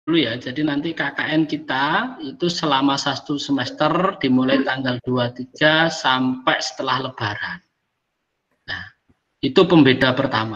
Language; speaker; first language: Indonesian; non-native, local second language; Javanese